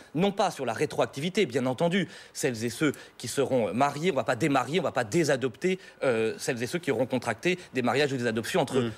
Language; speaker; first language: French; native; French